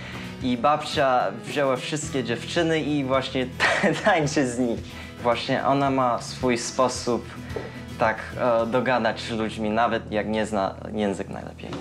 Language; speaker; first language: Polish; early bilingual, heritage; Polish